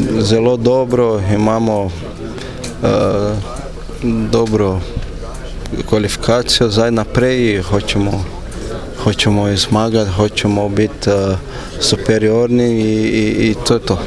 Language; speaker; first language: Slovenian; non-native, learner; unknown